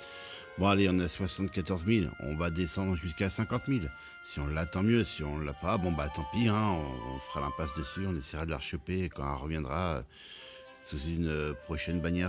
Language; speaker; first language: French; native; French